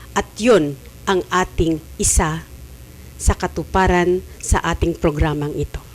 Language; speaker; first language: Filipino; native; Filipino